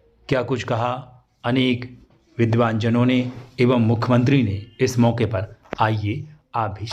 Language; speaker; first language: Hindi; native; Hindi